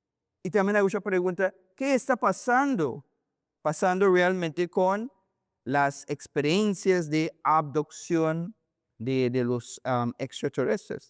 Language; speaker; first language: Spanish; non-native, learner; English